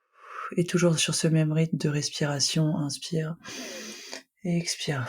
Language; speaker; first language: French; native; French